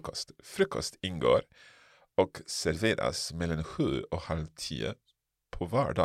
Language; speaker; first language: Swedish; non-native, learner; English